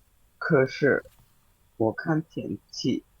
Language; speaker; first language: Chinese; non-native, learner; Indonesian